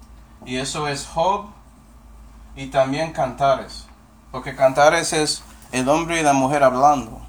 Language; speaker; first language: Spanish; non-native, fluent; English